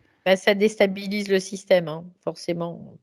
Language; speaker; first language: French; native; French